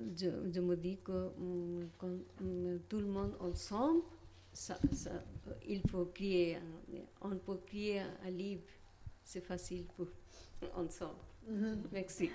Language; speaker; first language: French; non-native, learner; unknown